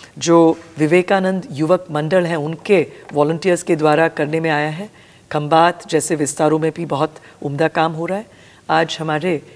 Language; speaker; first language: Hindi; non-native, local second language; Gujarati